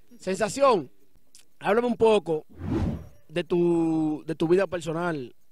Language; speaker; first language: Spanish; native; Spanish